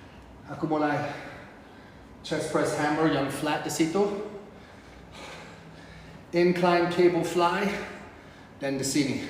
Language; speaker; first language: Indonesian; non-native, fluent; English